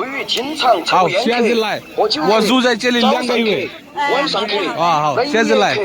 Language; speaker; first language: Chinese; non-native, learner; Bangla